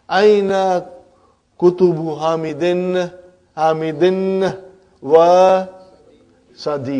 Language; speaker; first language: Arabic; non-native, fluent; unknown